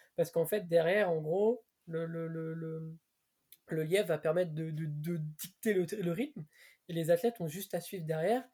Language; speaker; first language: French; native; French